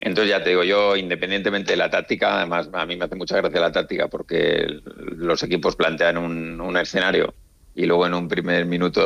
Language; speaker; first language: Spanish; native; Spanish